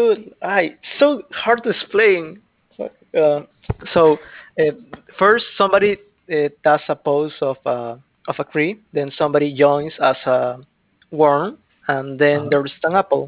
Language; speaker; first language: English; non-native, fluent; Spanish